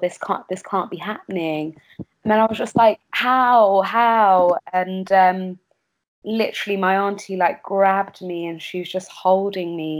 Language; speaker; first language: English; native; English